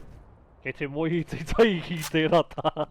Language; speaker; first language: Māori; non-native, local second language; English